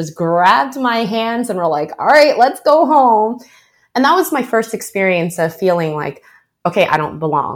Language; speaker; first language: English; early bilingual, other home language; Chinese